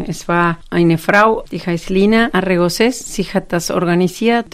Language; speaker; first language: German; non-native, fluent; Spanish